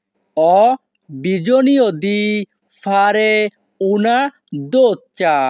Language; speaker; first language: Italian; non-native, fluent; Bangla